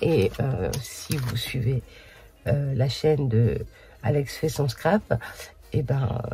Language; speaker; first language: French; native; French